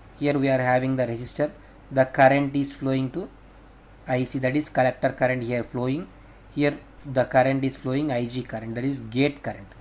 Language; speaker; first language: English; non-native, local second language; Telugu